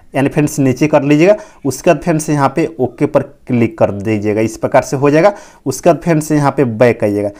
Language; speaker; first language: Hindi; native; Hindi